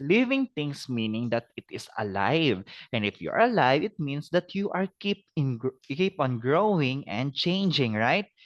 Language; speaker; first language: English; non-native, fluent; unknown